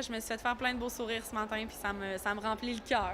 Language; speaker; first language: French; native; French